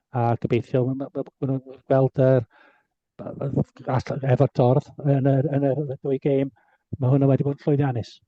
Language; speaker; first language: Welsh; native; Welsh